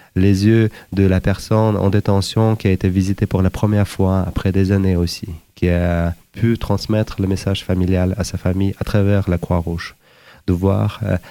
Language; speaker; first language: French; non-native, fluent; Uzbek